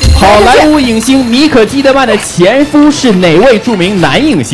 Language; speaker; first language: Chinese; native; Chinese